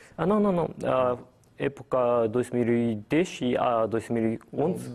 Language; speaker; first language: Portuguese; non-native, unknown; Japanese